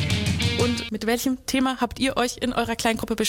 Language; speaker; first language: German; native; German